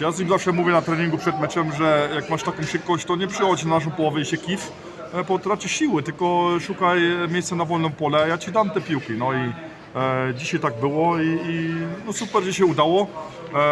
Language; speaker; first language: Polish; early bilingual, heritage; Polish